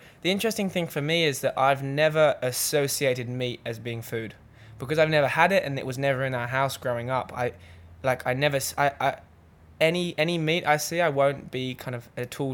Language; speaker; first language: English; native; English